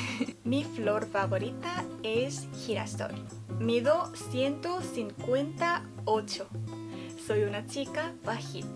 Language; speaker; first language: Spanish; non-native, fluent; Korean